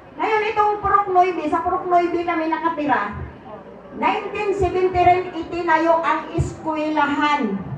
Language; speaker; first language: Filipino; non-native, local second language; Cebuano